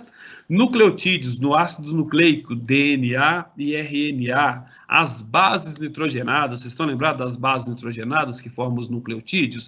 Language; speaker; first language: Portuguese; native; Portuguese